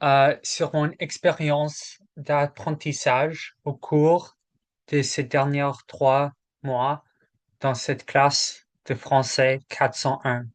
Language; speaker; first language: French; non-native, learner; English